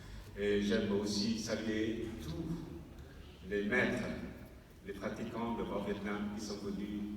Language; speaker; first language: French; non-native, fluent; Vietnamese